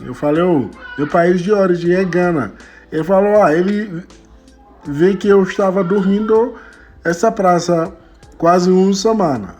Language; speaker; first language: Portuguese; non-native, fluent; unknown